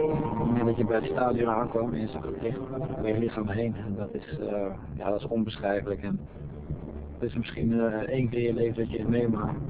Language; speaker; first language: Dutch; native; Dutch